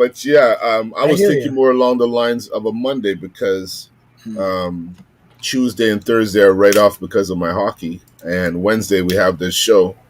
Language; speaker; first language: English; native; English